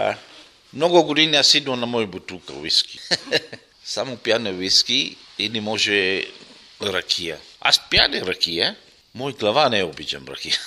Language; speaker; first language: Bulgarian; non-native, local second language; Arabic